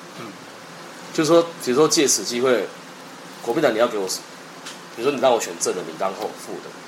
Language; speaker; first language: Chinese; native; Chinese